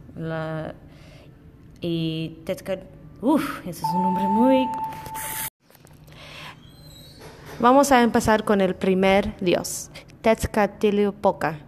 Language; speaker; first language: Spanish; non-native, learner; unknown